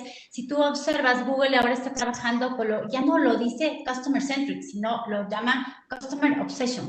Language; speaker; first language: Spanish; native; Spanish